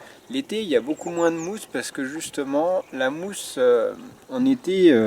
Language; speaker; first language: French; native; French